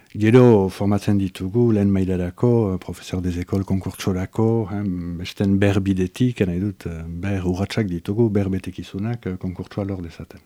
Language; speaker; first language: Basque; native; Basque